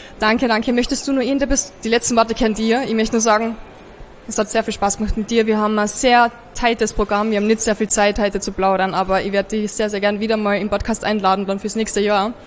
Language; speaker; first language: German; native; German